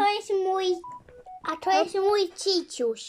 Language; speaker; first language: Polish; early bilingual, heritage; Polish